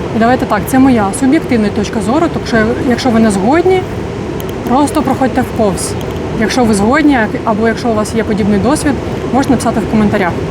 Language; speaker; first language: Ukrainian; non-native, local second language; Russian